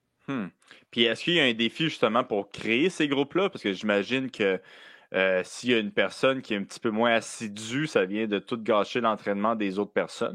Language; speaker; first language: French; native; French